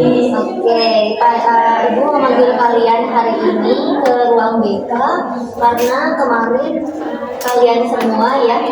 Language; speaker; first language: Indonesian; native; Indonesian